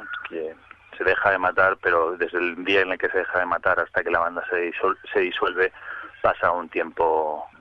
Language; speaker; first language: Spanish; native; Spanish